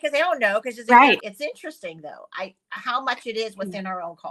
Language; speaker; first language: English; early bilingual, other home language; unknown